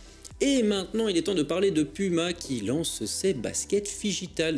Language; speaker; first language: French; native; French